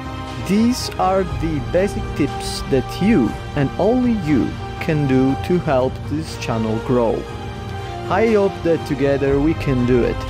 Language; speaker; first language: English; non-native, fluent; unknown